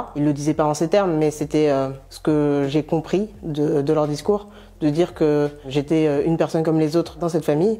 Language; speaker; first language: French; native; French